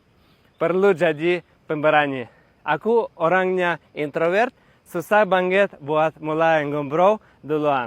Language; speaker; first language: Indonesian; non-native, fluent; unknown